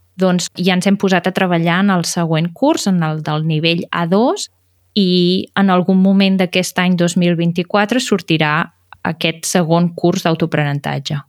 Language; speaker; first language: Catalan; native; Catalan